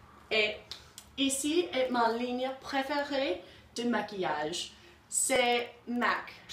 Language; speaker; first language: French; non-native, learner; English